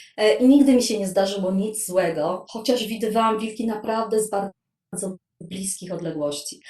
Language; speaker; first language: Polish; native; Polish